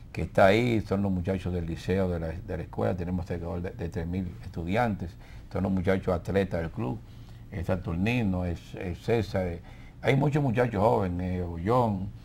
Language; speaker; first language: Spanish; native; Spanish